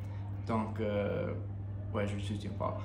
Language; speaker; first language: French; non-native, learner; English